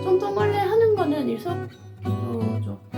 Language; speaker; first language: Korean; non-native, fluent; French